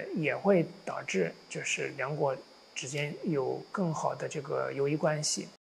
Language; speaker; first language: Chinese; non-native, fluent; Hungarian